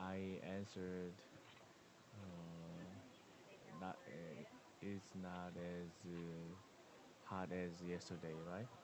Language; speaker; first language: English; non-native, learner; Korean